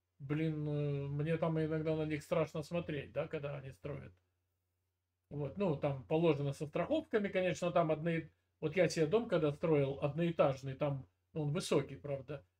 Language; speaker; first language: Russian; native; Russian